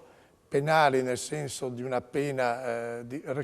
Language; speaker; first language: Italian; native; Italian